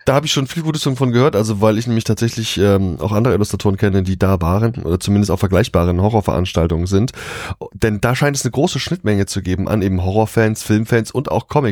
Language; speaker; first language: German; native; German